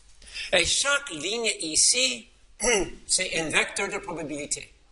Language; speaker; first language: French; non-native, fluent; English